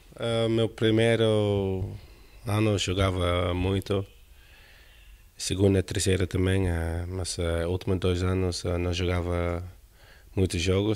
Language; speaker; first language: Portuguese; non-native, learner; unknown